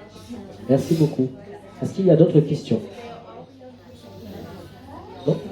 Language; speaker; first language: French; native; French